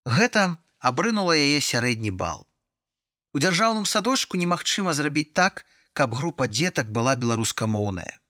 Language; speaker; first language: Belarusian; non-native, local second language; Russian